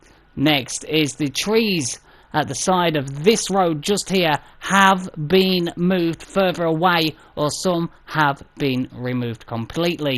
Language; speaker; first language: English; native; English